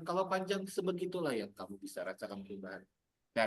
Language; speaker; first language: Indonesian; native; Indonesian